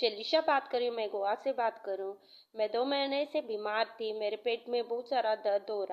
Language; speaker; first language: Hindi; non-native, local second language; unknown